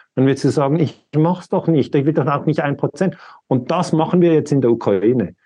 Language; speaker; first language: German; native; German